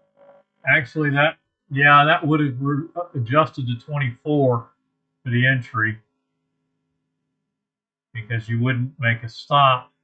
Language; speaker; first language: English; native; English